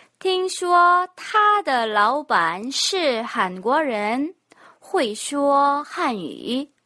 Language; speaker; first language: Chinese; non-native, fluent; Korean